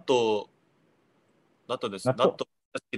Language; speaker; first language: Japanese; non-native, learner; Korean